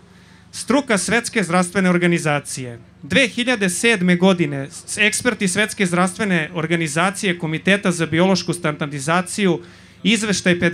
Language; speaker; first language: Serbian; native; Serbian